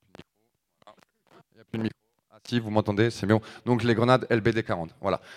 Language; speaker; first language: French; native; French